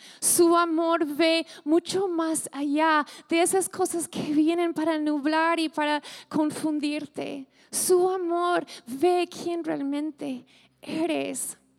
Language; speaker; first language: Spanish; non-native, fluent; English